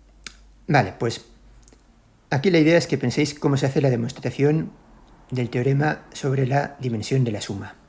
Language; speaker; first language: Spanish; native; Spanish